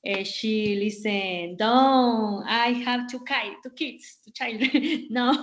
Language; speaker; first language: English; non-native, learner; Spanish